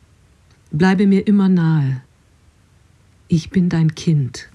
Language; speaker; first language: German; non-native, fluent; English